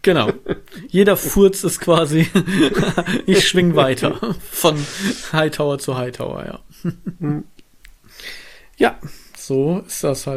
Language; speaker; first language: German; native; German